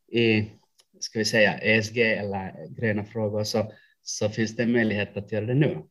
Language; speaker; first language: Swedish; non-native, local second language; Finnish